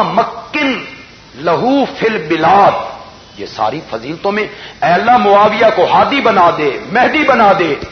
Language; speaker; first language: Urdu; non-native, local second language; Punjabi